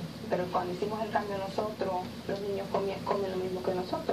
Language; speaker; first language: Spanish; early bilingual, heritage; Spanish